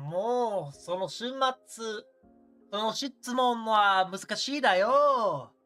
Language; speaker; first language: Japanese; non-native, learner; English